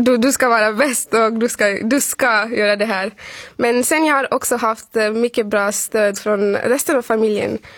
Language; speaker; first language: Swedish; non-native, fluent; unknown